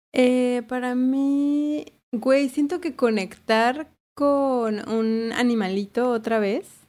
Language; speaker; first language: Spanish; native; Spanish